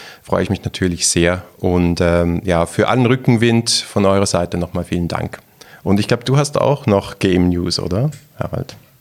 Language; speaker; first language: German; native; German